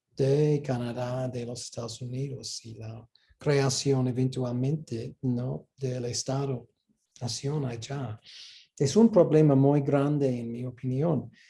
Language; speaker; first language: Spanish; non-native, fluent; English